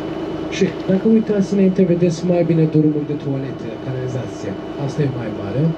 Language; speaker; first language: Romanian; non-native, learner; Turkish